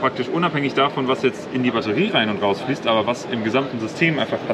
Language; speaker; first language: German; native; German